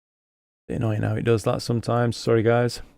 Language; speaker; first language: English; native; English